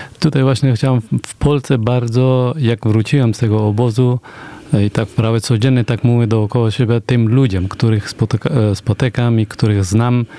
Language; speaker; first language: Polish; non-native, fluent; Persian